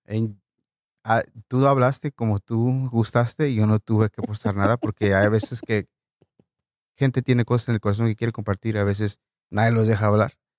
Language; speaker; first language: Spanish; native; Spanish